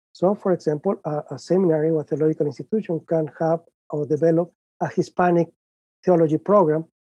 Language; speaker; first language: English; non-native, fluent; Spanish